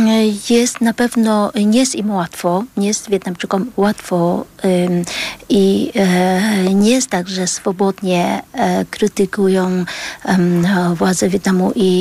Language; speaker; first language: Polish; early bilingual, other home language; Vietnamese